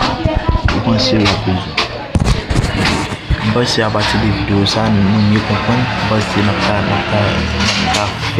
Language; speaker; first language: French; non-native, learner; Haitian Creole